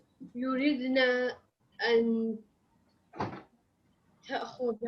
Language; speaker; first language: Arabic; non-native, learner; English